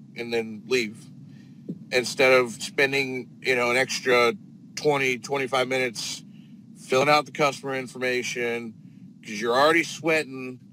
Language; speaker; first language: English; native; English